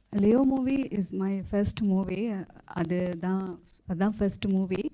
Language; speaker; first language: Tamil; non-native, learner; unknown